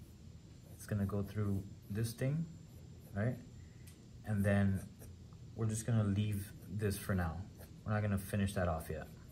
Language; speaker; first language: English; native; English